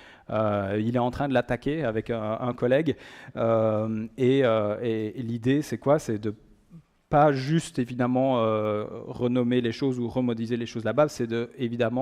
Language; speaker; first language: French; native; French